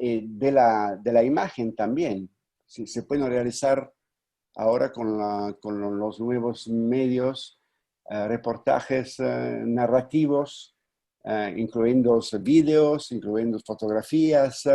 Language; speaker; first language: Spanish; non-native, fluent; Italian